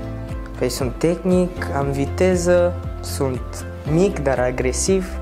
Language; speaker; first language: Romanian; non-native, learner; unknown